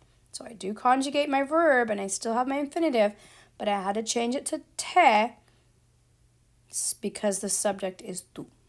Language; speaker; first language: English; native; English